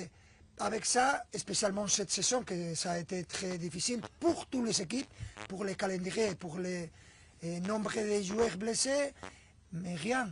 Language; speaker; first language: French; non-native, fluent; Spanish